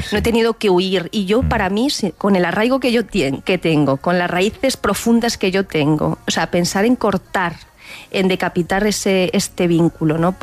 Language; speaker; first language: Spanish; native; Spanish